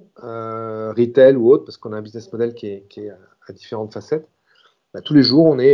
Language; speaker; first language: French; native; French